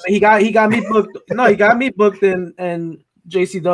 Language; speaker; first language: English; native; English